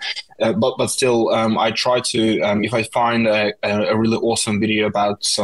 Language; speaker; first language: English; non-native, fluent; Russian